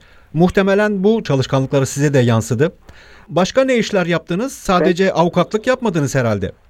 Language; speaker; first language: Turkish; native; Turkish